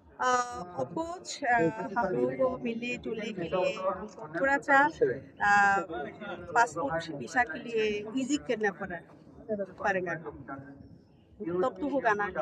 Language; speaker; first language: Hindi; non-native, learner; Kok Borok